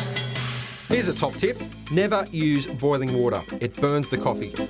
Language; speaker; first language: English; native; English